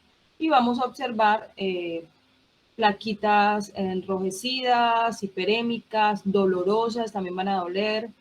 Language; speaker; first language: Spanish; native; Spanish